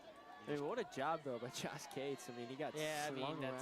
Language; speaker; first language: English; native; English